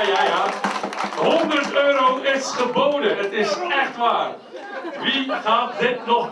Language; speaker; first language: Dutch; native; Dutch